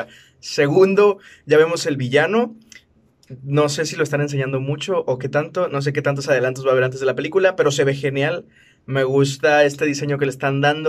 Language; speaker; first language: Spanish; native; Spanish